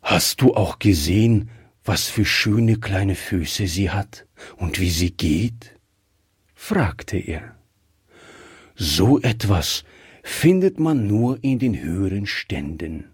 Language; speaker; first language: German; native; German